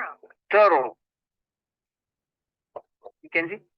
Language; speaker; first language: English; non-native, learner; Indonesian